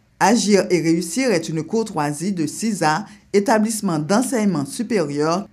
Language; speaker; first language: French; non-native, local second language; Haitian Creole